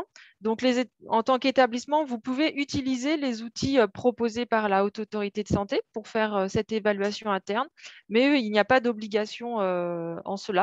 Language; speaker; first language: French; native; French